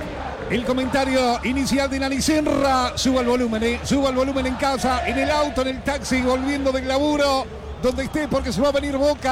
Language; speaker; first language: Spanish; native; Spanish